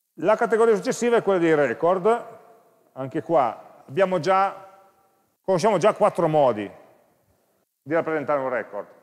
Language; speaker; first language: Italian; native; Italian